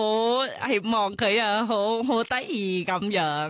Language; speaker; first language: Cantonese; non-native, learner; Thai